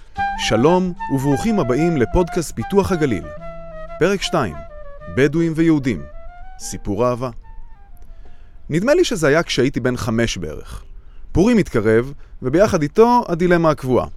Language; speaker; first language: Hebrew; native; Hebrew